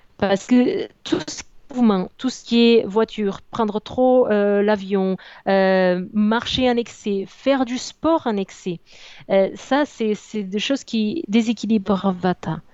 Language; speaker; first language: French; non-native, fluent; Portuguese